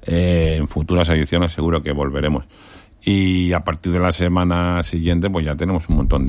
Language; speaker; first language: Spanish; native; Spanish